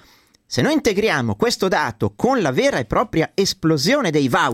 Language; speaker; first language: Italian; native; Italian